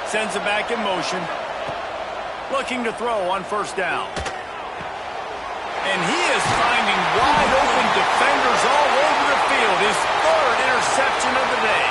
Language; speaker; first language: English; native; English